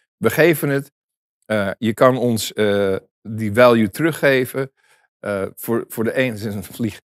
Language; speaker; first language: Dutch; native; Dutch